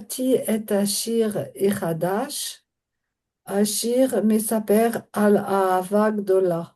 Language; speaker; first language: Hebrew; non-native, learner; French